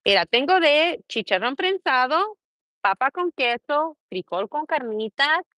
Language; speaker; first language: Spanish; early bilingual, heritage; Spanish